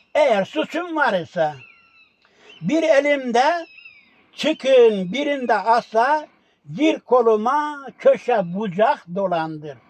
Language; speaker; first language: Turkish; native; Turkish